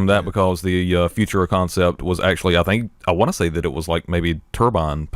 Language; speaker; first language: English; native; English